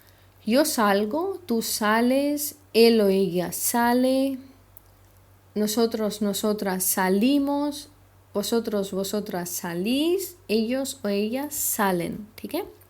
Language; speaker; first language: Spanish; non-native, fluent; Hindi